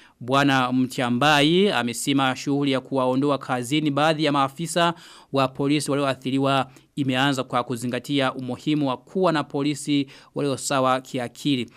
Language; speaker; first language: Swahili; non-native, local second language; Rundi